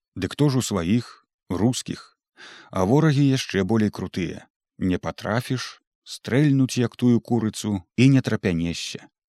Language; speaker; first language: Belarusian; native; Belarusian